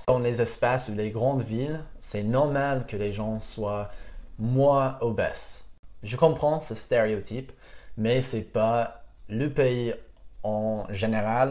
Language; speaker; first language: French; non-native, fluent; English